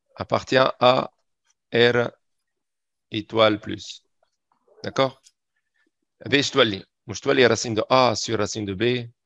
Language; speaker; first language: French; non-native, local second language; Arabic